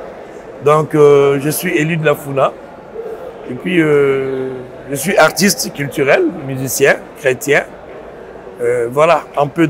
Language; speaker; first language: French; non-native, local second language; Lingala